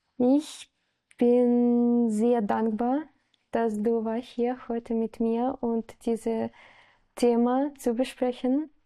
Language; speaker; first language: German; non-native, learner; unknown